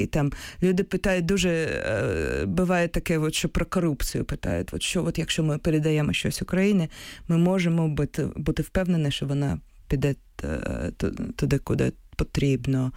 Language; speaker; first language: Ukrainian; non-native, fluent; English